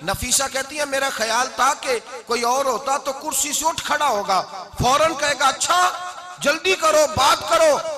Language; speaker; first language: Hindi; non-native, local second language; Punjabi